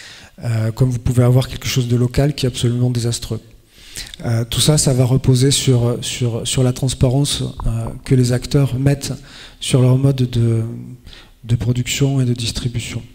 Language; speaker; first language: French; native; French